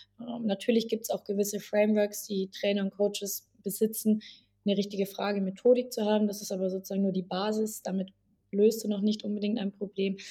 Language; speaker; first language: German; native; German